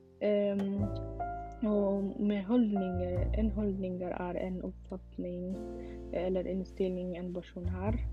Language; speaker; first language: Norwegian; non-native, learner; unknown